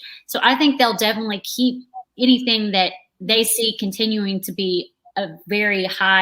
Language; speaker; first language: English; native; English